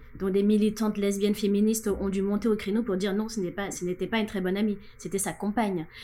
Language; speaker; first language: French; non-native, local second language; Wolof